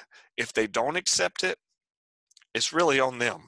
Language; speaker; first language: English; native; English